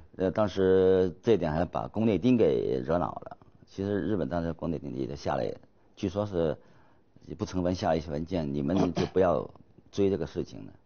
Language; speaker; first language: Chinese; native; Chinese